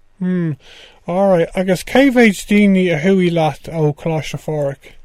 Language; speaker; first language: Irish; non-native, local second language; English